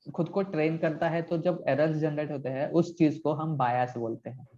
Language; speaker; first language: Hindi; non-native, local second language; Marathi